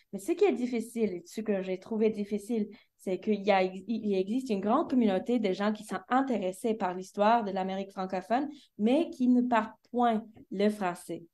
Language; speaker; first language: French; early bilingual, heritage; French